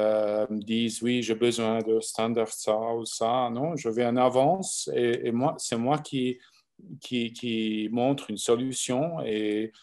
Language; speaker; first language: French; non-native, local second language; German